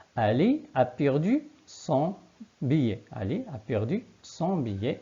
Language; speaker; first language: French; non-native, local second language; Arabic